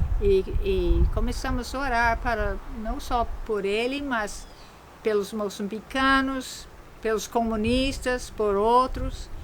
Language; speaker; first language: Portuguese; non-native, fluent; English